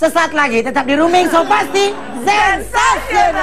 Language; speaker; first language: Indonesian; native; Indonesian